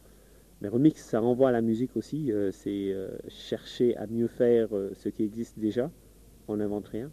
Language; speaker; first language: French; non-native, local second language; Wolof